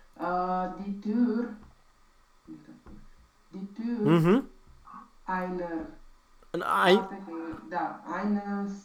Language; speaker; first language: German; non-native, learner; Romanian